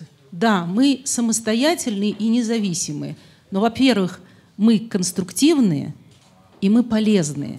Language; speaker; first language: Russian; native; Russian